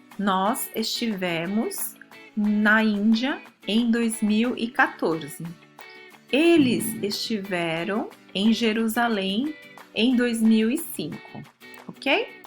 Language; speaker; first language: Portuguese; early bilingual, other home language; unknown